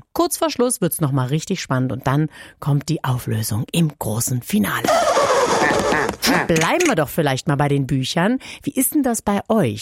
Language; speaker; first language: German; native; German